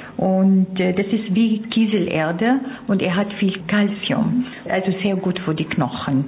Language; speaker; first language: German; non-native, fluent; Arabic